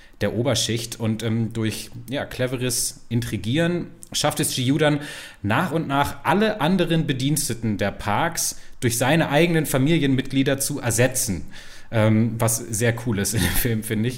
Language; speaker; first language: German; native; German